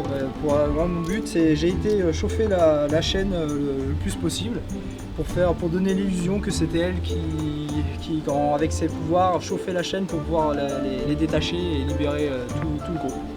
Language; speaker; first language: French; native; French